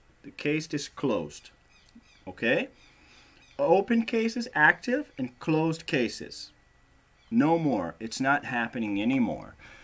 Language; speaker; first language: English; non-native, fluent; Portuguese